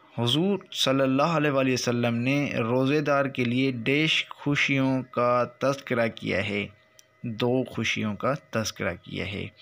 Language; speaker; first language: Urdu; non-native, local second language; Sindhi